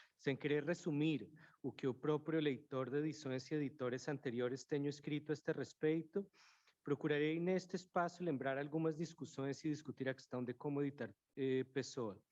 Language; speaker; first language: Portuguese; non-native, fluent; Spanish